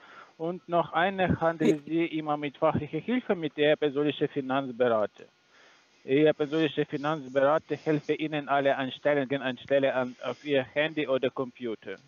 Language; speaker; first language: German; non-native, learner; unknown